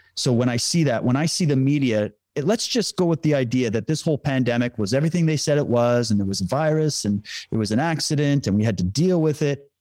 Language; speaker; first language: English; native; English